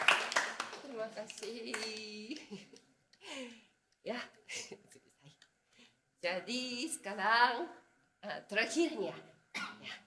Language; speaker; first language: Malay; non-native, learner; Japanese